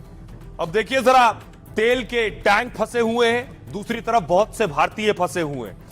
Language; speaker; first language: Hindi; native; Hindi